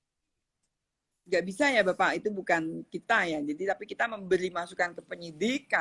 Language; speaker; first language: Indonesian; native; Indonesian